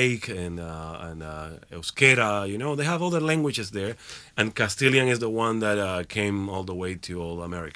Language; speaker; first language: English; non-native, fluent; Spanish